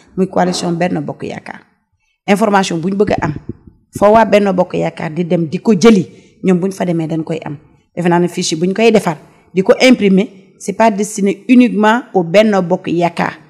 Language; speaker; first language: Wolof; native; Wolof